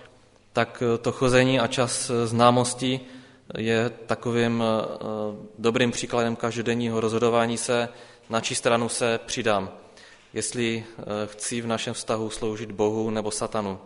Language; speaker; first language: Czech; native; Czech